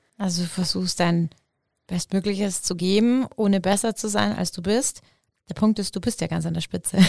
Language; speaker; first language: German; native; German